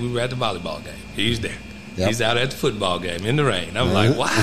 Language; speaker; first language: English; native; English